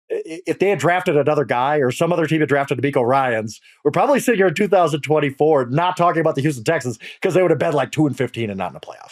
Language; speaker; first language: English; native; English